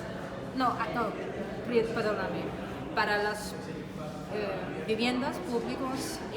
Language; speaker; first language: Spanish; non-native, learner; Danish